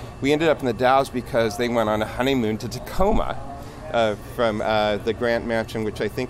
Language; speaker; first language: English; native; English